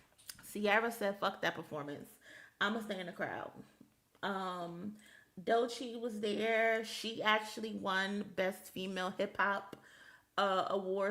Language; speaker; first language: English; native; English